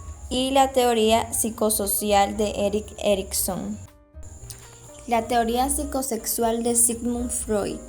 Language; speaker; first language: Spanish; native; Spanish